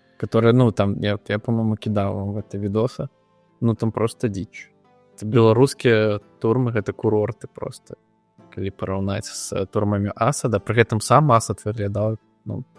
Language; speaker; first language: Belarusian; non-native, local second language; Russian